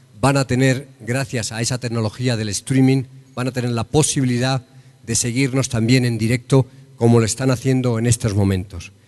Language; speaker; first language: Spanish; native; Spanish